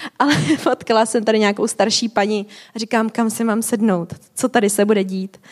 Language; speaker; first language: Czech; native; Czech